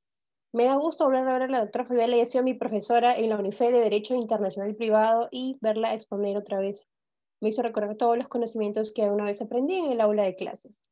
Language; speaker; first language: Spanish; native; Spanish